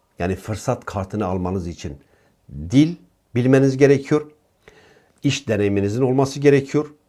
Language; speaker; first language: Turkish; native; Turkish